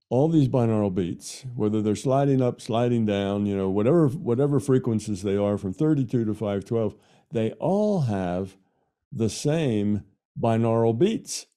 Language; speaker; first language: English; native; English